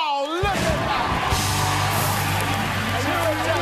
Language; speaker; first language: English; native; English